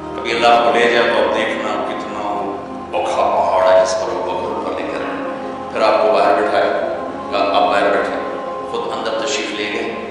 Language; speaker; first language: Urdu; non-native, local second language; Punjabi